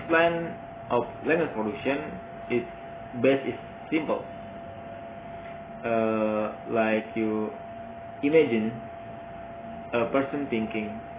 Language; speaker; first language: English; non-native, learner; Indonesian